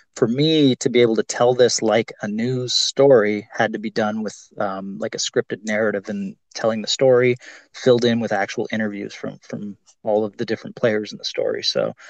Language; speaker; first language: English; native; English